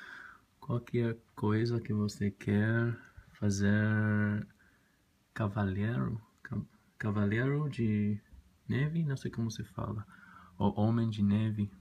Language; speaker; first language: Portuguese; non-native, learner; Spanish